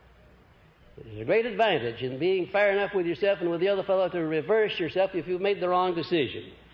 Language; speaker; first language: English; native; English